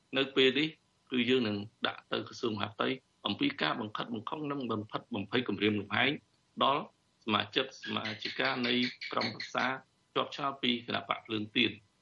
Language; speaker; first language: Khmer; native; Khmer